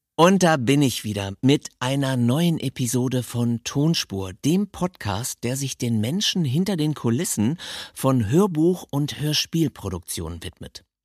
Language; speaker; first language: German; native; German